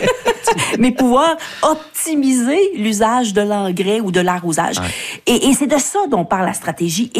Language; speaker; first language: French; native; French